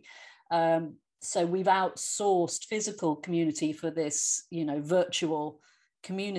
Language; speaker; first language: English; native; English